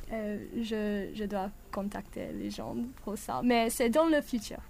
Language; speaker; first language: French; non-native, learner; English